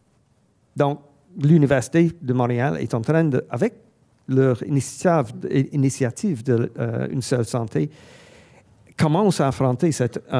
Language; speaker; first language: French; non-native, fluent; English